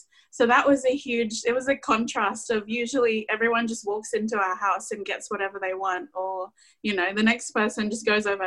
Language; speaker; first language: English; non-native, fluent; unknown